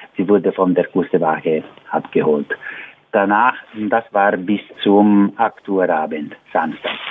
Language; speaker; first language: German; non-native, learner; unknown